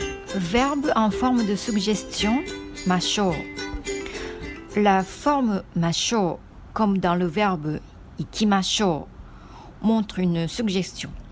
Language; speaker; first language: French; non-native, fluent; Japanese